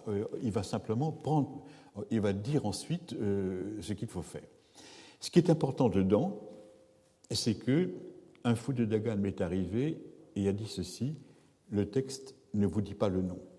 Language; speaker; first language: French; native; French